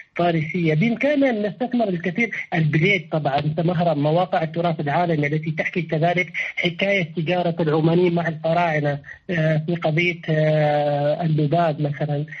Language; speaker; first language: Arabic; native; Arabic